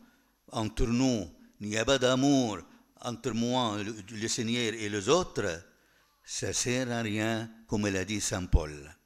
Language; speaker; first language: French; non-native, fluent; Arabic